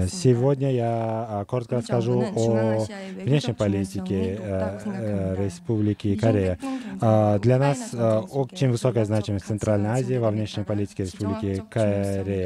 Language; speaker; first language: Russian; non-native, fluent; Korean